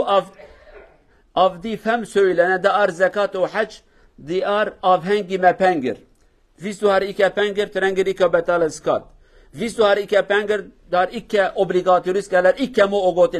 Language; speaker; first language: Norwegian; non-native, learner; Kurdish